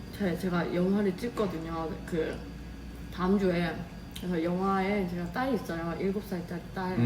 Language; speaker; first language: Korean; non-native, fluent; Burmese